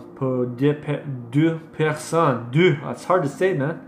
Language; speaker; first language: French; non-native, learner; English